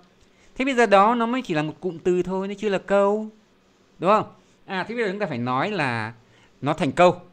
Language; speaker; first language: Vietnamese; native; Vietnamese